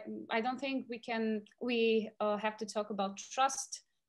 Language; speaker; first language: English; non-native, fluent; Romanian